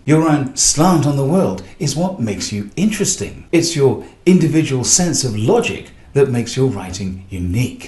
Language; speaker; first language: English; native; English